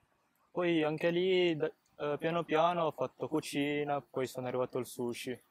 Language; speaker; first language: Italian; early bilingual, other home language; Filipino